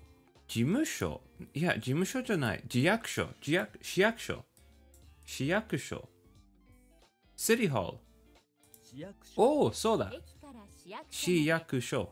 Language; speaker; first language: Japanese; non-native, learner; English